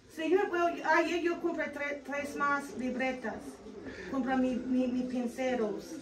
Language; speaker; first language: Spanish; non-native, learner; English